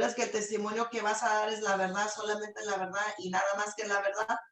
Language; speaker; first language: Spanish; native; Spanish